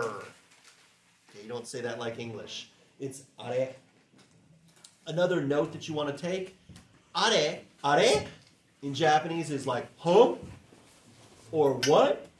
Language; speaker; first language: English; native; English